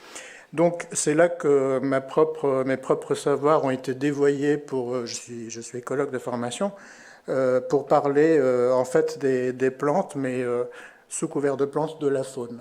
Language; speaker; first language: French; native; French